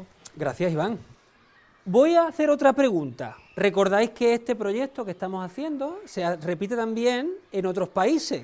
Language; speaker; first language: Spanish; native; Spanish